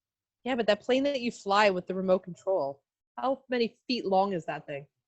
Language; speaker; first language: English; native; English